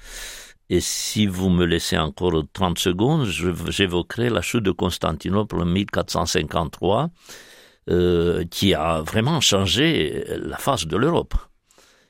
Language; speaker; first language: French; non-native, fluent; Romanian